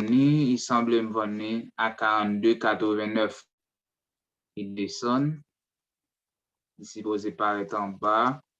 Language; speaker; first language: French; non-native, learner; Haitian Creole